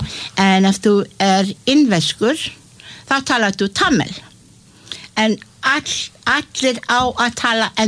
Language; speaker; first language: Icelandic; non-native, fluent; English